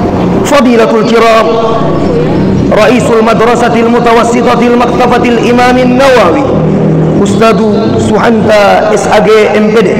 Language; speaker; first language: Arabic; non-native, fluent; Indonesian